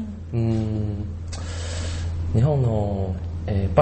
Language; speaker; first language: Japanese; non-native, learner; Chinese